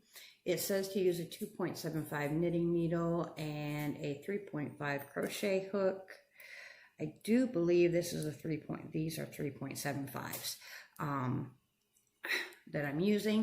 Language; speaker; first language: English; native; English